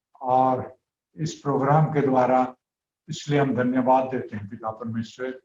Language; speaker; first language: Hindi; native; Hindi